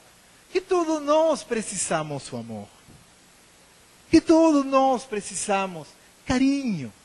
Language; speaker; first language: Portuguese; non-native, learner; Spanish